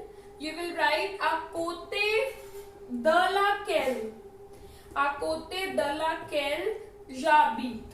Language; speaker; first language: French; non-native, fluent; Hindi